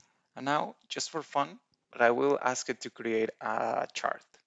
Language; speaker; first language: English; non-native, fluent; Spanish